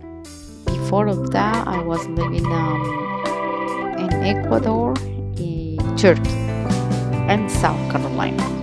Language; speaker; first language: English; non-native, learner; Spanish